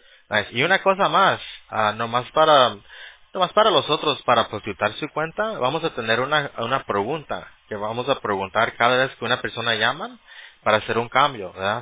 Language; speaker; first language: Spanish; early bilingual, heritage; Spanish